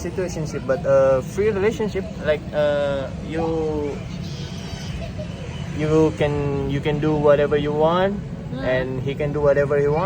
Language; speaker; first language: English; non-native, fluent; Indonesian